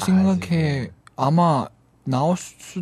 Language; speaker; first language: Korean; non-native, learner; Chinese